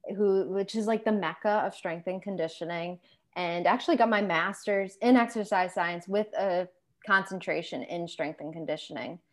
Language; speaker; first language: English; native; English